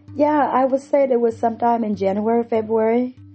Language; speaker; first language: English; non-native, fluent; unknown